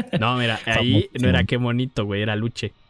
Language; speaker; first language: Spanish; native; Spanish